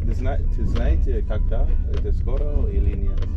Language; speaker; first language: Russian; non-native, learner; English